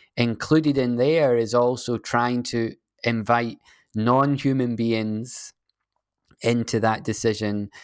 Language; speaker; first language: English; native; English